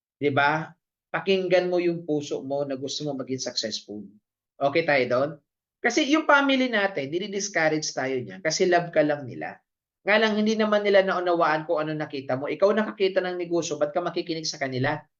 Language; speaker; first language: Filipino; non-native, local second language; Bikol